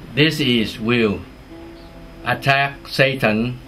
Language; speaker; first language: English; non-native, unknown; Vietnamese